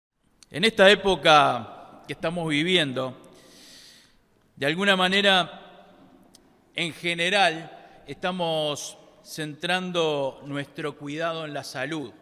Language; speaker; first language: Spanish; native; Spanish